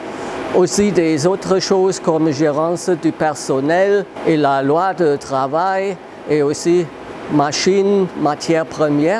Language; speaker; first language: French; non-native, fluent; German